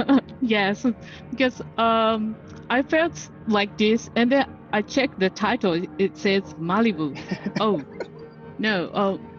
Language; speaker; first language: English; non-native, learner; Japanese